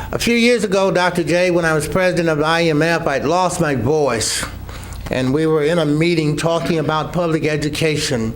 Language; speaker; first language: English; native; English